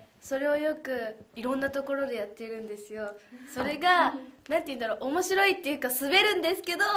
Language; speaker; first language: Japanese; native; Japanese